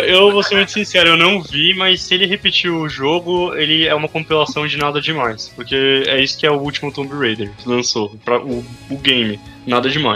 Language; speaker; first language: Portuguese; native; Portuguese